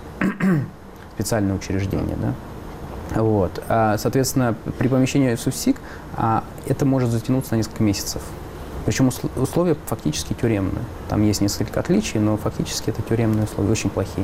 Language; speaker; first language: Russian; native; Russian